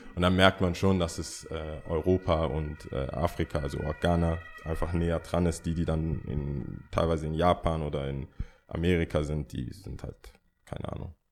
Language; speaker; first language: German; early bilingual, other home language; English